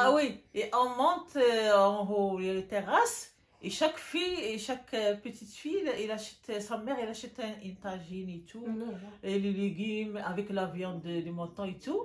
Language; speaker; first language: French; non-native, local second language; Arabic